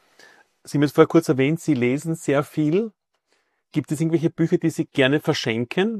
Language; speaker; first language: German; native; German